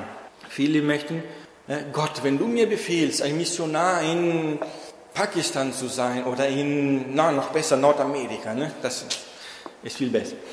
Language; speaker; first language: German; non-native, fluent; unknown